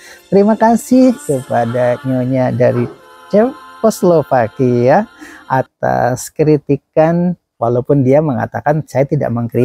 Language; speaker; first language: Indonesian; native; Indonesian